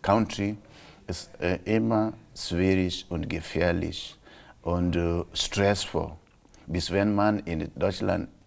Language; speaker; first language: German; non-native, local second language; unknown